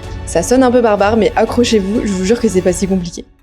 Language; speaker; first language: French; native; French